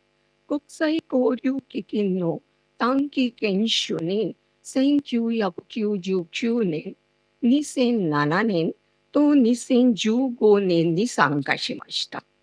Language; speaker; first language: Japanese; non-native, fluent; Marathi